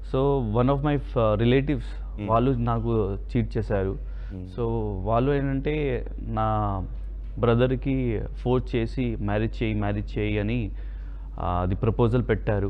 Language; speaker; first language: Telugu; non-native, local second language; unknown